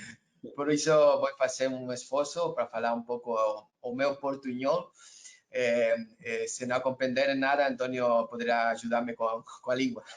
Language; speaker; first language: Portuguese; non-native, learner; Spanish